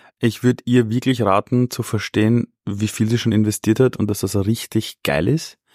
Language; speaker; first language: German; early bilingual, other home language; Persian